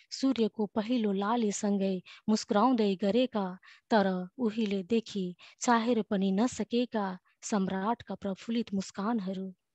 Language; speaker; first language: Nepali; native; Nepali